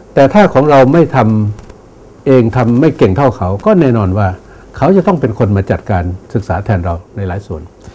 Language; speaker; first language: Thai; non-native, local second language; Northeastern Thai